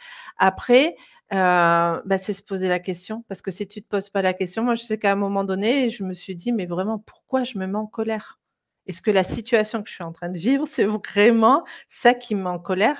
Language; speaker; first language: French; native; French